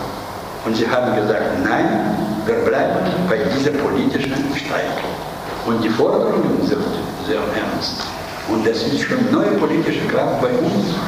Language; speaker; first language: German; non-native, fluent; Russian